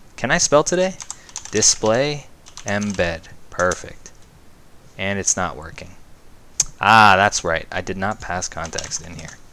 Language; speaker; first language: English; native; English